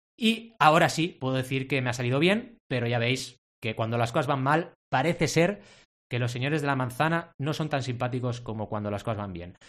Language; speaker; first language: Spanish; native; Spanish